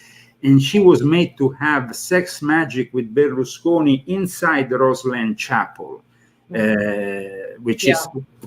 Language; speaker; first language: English; non-native, fluent; Italian